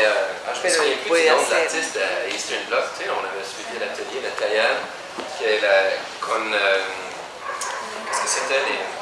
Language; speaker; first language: Spanish; non-native, learner; French